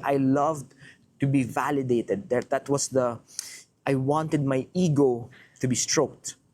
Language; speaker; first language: English; non-native, local second language; Filipino